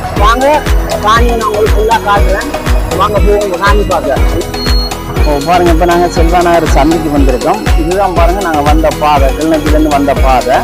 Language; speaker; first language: Tamil; native; Tamil